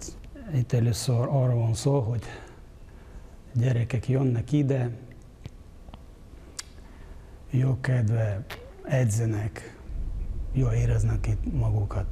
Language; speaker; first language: Hungarian; non-native, fluent; Ukrainian